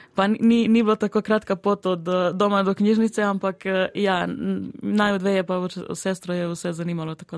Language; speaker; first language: Slovenian; early bilingual, other home language; Serbian